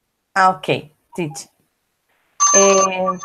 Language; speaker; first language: English; non-native, learner; Spanish